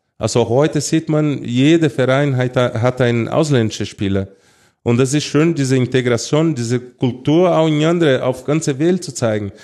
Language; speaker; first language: German; non-native, fluent; Portuguese